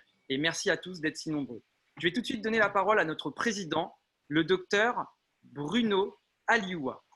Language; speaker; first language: French; native; French